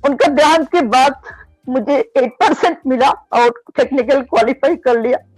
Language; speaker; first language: Hindi; non-native, local second language; Bangla